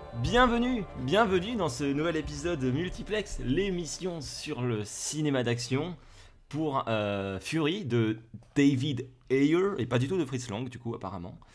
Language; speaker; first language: French; native; French